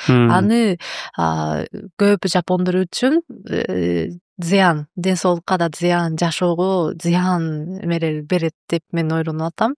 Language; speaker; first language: Kyrgyz; non-native, learner; Japanese